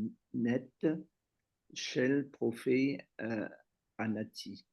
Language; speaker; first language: Hebrew; non-native, learner; French